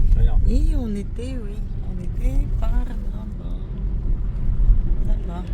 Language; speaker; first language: French; non-native, fluent; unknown